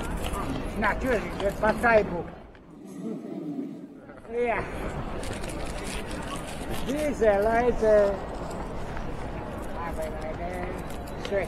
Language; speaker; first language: German; non-native, fluent; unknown